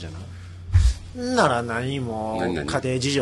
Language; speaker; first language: Japanese; native; Japanese